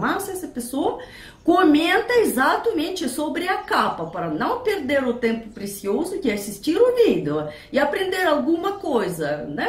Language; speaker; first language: Portuguese; non-native, fluent; Russian